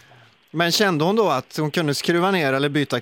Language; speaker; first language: Swedish; native; Swedish